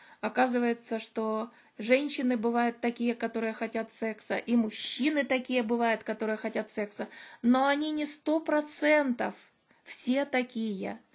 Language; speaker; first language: Russian; native; Russian